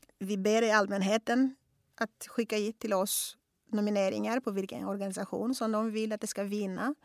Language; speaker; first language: Swedish; non-native, fluent; Kongo